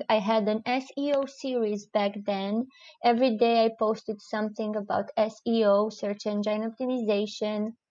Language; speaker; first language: English; non-native, fluent; Romanian